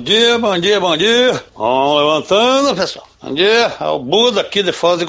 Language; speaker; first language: Portuguese; native; Portuguese